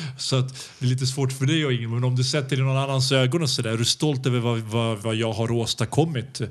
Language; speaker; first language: Swedish; early bilingual, other home language; Serbian